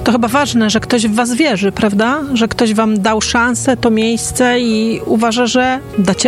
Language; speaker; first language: Polish; native; Polish